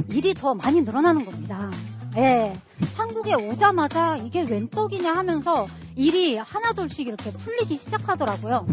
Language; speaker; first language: Korean; non-native, fluent; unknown